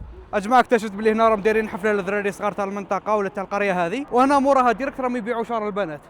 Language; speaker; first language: Arabic; native; Arabic